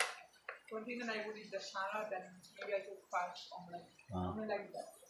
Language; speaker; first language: English; non-native, learner; Spanish